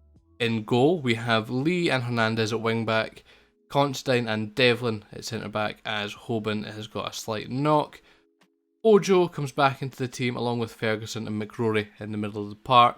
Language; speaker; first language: English; native; English